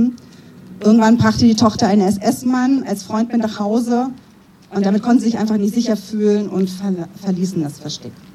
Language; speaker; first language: German; native; German